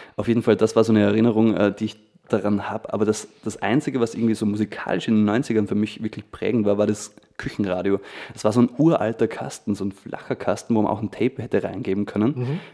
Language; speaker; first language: German; native; German